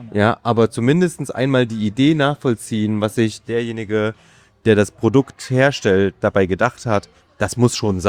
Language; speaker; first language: German; native; German